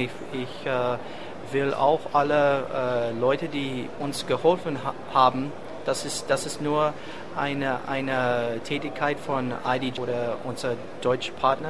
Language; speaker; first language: German; non-native, learner; English